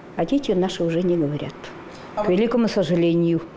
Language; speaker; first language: Russian; non-native, local second language; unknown